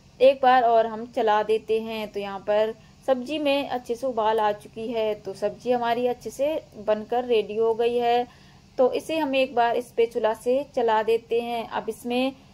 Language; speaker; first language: Hindi; native; Hindi